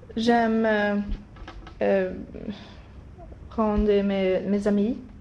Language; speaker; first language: French; non-native, learner; Swedish